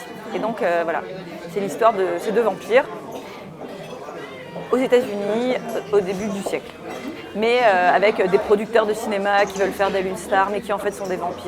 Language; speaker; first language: French; native; French